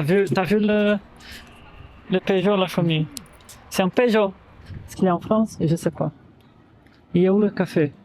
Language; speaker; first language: French; non-native, fluent; Portuguese